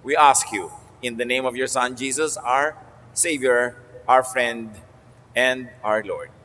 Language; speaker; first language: English; non-native, local second language; Filipino